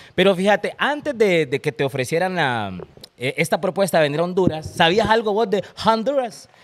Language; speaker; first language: Spanish; native; Spanish